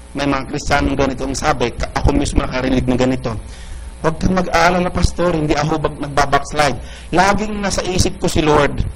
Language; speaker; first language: Filipino; non-native, local second language; Iloko